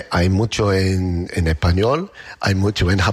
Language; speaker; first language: Spanish; non-native, learner; English